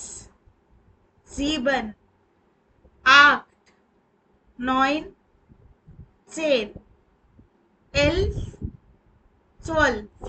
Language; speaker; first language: German; non-native, fluent; Hindi